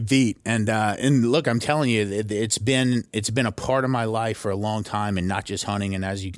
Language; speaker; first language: English; native; English